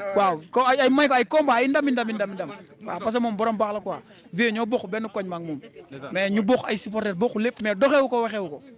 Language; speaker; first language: Wolof; native; Wolof